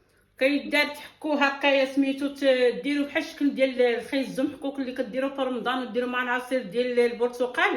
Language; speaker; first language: Arabic; native; Arabic